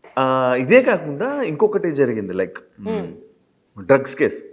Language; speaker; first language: Telugu; native; Telugu